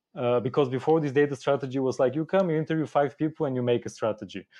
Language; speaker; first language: English; non-native, fluent; Bulgarian